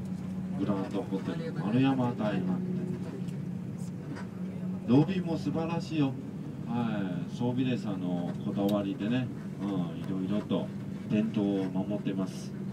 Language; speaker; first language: Japanese; non-native, fluent; Chinese